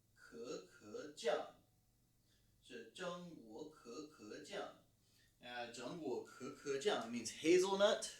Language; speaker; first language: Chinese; non-native, learner; English